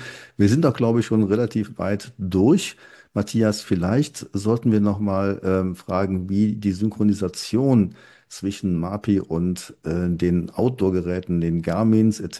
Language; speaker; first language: German; native; German